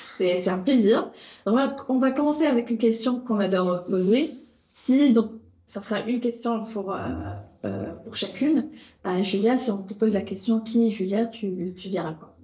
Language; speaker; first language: French; native; French